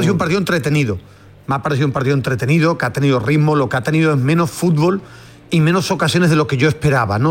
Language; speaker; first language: Spanish; native; Spanish